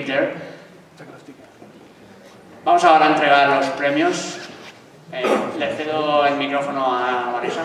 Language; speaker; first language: Spanish; native; Spanish